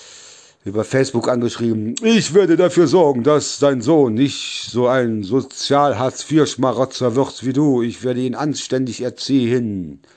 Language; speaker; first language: German; native; German